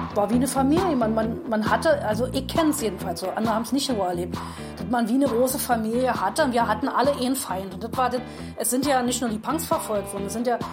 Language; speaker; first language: German; native; German